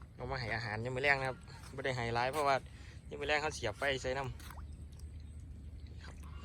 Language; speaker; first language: Thai; non-native, local second language; Northeastern Thai